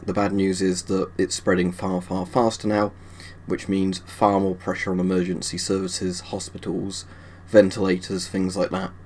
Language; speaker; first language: English; native; English